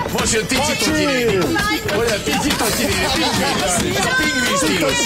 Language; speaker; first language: Hungarian; non-native, learner; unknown